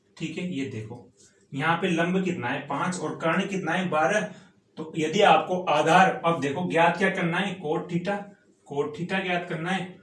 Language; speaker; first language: Hindi; native; Hindi